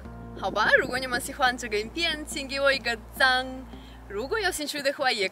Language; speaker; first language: Chinese; non-native, fluent; Russian